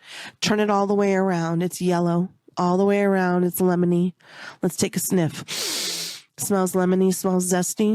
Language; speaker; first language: English; native; English